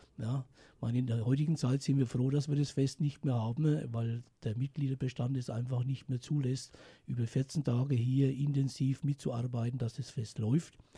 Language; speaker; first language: German; native; German